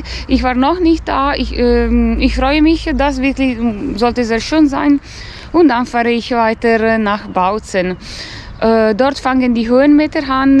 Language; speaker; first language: German; non-native, fluent; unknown